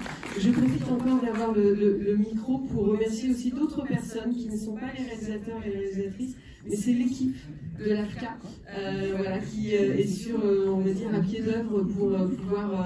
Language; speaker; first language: French; native; French